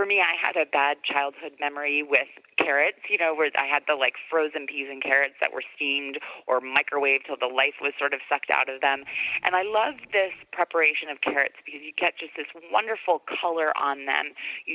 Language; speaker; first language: English; native; English